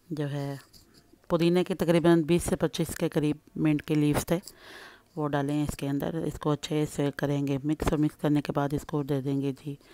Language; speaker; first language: Urdu; native; Urdu